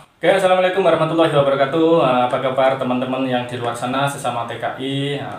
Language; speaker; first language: Indonesian; non-native, local second language; Javanese